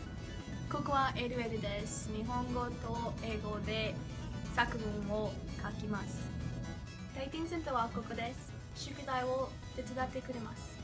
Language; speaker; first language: Japanese; non-native, learner; English